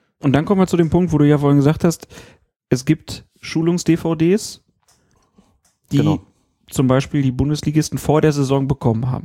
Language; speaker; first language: German; native; German